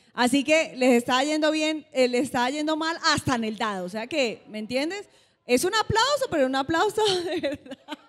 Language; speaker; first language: Spanish; native; Spanish